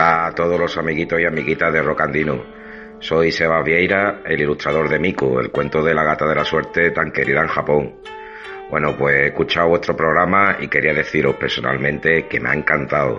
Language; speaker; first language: Spanish; native; Spanish